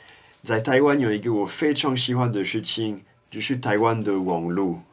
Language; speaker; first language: Chinese; non-native, fluent; French